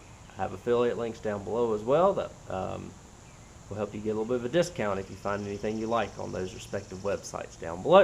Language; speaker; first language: English; native; English